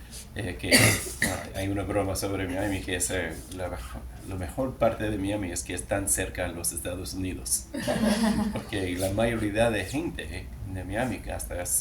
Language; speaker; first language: Spanish; non-native, learner; English